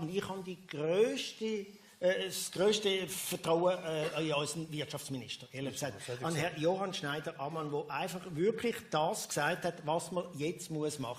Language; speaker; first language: German; native; German